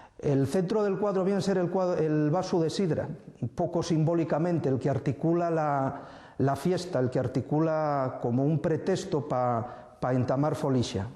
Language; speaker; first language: Asturian; native; Asturian